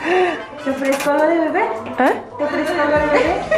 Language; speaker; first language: Spanish; native; Spanish